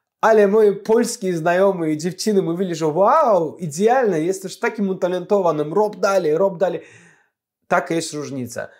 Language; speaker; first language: Polish; non-native, fluent; Azerbaijani